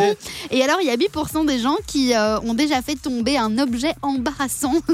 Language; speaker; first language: French; native; French